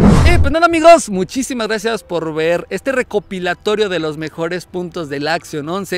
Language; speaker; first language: Spanish; native; Spanish